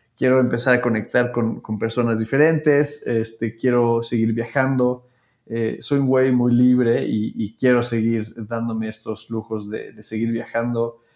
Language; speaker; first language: Spanish; native; Spanish